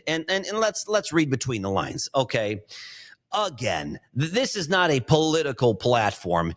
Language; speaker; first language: English; native; English